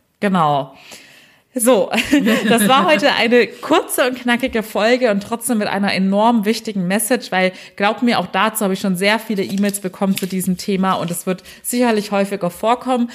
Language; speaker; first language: German; early bilingual, other home language; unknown